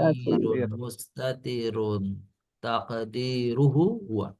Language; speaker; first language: Arabic; non-native, fluent; Indonesian